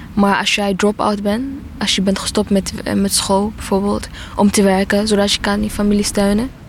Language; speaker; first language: Dutch; non-native, fluent; Tigrinya